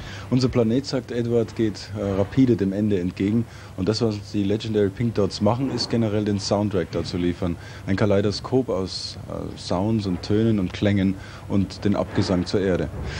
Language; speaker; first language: German; native; German